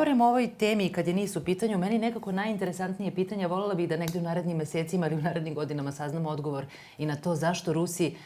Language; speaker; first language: Serbian; native; Serbian